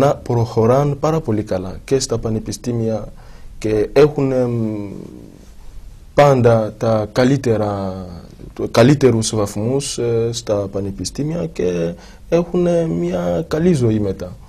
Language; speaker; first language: Greek; non-native, fluent; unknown